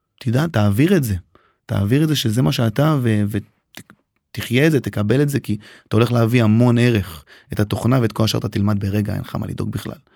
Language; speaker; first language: Hebrew; native; Hebrew